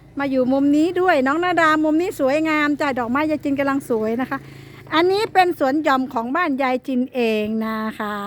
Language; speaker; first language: Thai; native; Thai